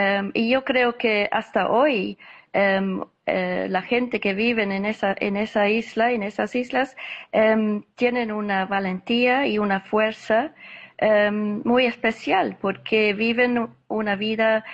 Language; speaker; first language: Spanish; non-native, fluent; English